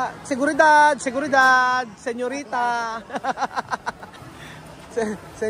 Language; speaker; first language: Spanish; non-native, learner; Filipino